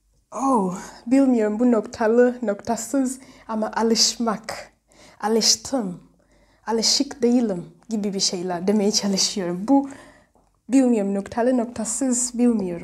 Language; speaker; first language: Turkish; non-native, learner; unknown